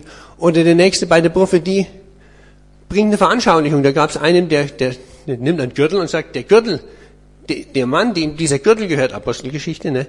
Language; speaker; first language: German; native; German